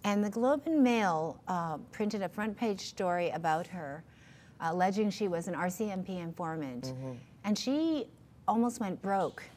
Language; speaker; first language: English; native; English